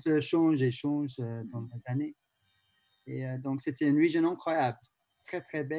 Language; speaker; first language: French; non-native, learner; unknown